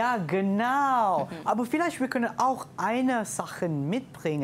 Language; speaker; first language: German; non-native, learner; Malay